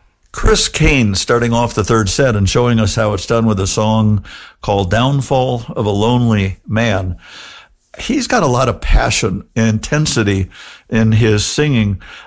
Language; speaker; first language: English; native; English